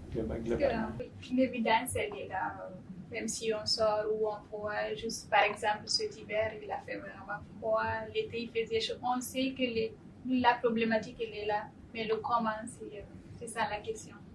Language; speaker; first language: French; non-native, local second language; Fula